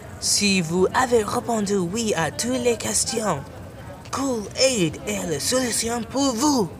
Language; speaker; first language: French; non-native, learner; English